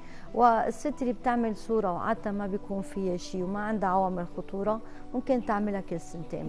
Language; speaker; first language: Arabic; native; Arabic